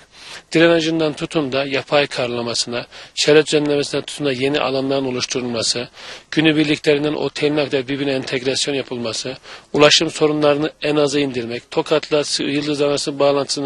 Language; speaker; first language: Turkish; native; Turkish